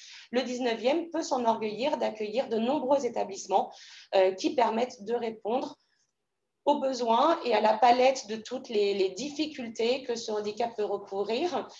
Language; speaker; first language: French; native; French